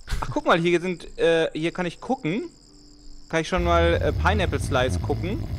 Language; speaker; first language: German; native; German